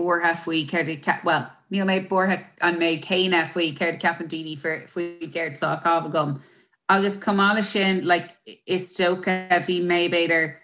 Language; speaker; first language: Irish; non-native, local second language; English